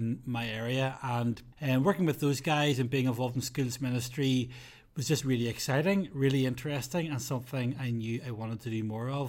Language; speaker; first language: English; native; English